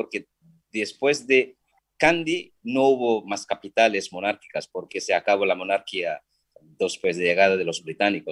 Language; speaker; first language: Spanish; non-native, fluent; Sinhala